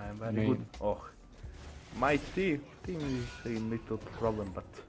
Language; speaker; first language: English; non-native, learner; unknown